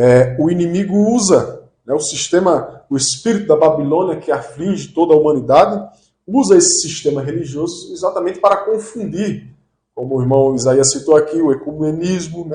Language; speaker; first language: Portuguese; native; Portuguese